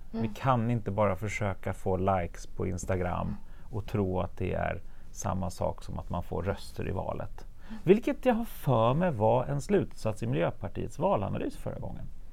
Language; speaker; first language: Swedish; native; Swedish